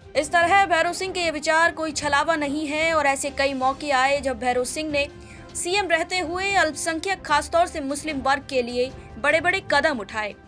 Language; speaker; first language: Hindi; native; Hindi